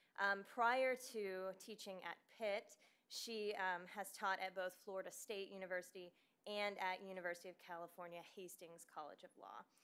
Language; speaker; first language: English; native; English